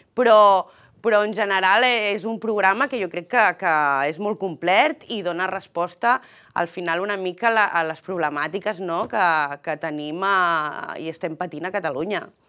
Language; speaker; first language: Catalan; early bilingual, other home language; Spanish